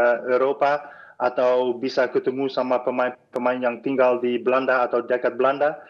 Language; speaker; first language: Indonesian; non-native, fluent; Dutch